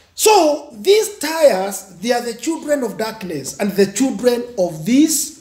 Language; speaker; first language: English; non-native, local second language; Swahili